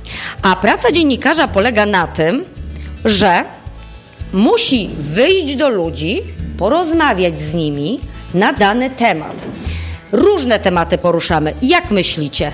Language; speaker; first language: Polish; native; Polish